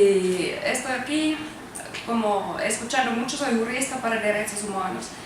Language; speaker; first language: Spanish; non-native, learner; Finnish